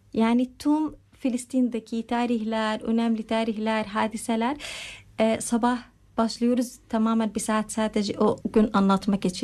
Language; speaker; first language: Turkish; non-native, learner; Arabic